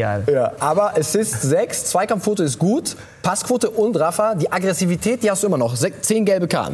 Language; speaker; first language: German; native; German